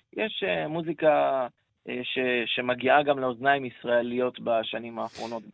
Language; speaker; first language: Hebrew; early bilingual, other home language; Arabic